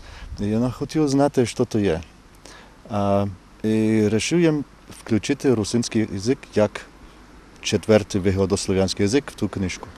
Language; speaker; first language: Ukrainian; non-native, fluent; English